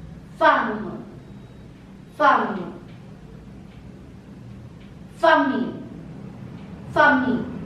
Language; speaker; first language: French; non-native, fluent; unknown